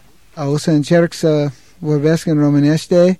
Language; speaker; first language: Romanian; non-native, learner; English